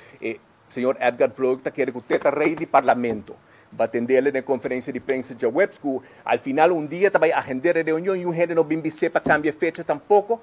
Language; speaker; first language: Spanish; non-native, learner; Papiamento